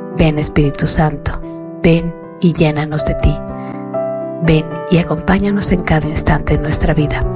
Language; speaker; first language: Spanish; native; Spanish